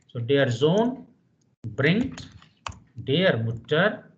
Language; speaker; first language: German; non-native, fluent; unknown